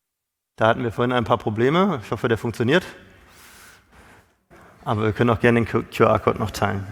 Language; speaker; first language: German; native; German